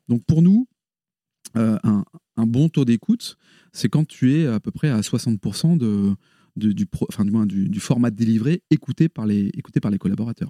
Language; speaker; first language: French; native; French